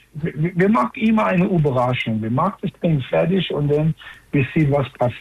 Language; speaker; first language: German; non-native, learner; English